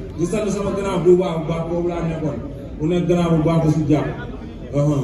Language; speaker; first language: Wolof; native; Wolof